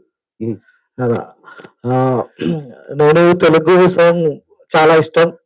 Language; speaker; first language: Telugu; non-native, learner; Malayalam